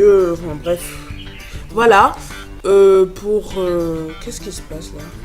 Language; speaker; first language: French; native; French